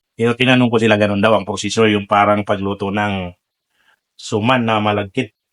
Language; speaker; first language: Filipino; non-native, local second language; Bikol